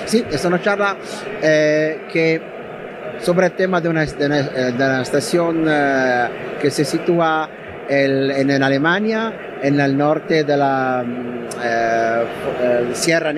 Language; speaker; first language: Spanish; non-native, learner; Italian